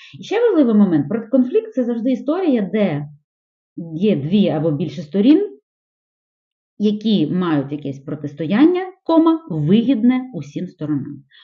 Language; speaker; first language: Ukrainian; non-native, local second language; Russian